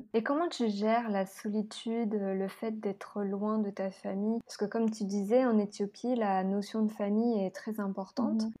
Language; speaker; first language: French; native; French